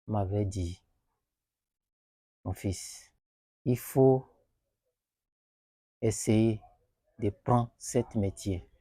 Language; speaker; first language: French; non-native, learner; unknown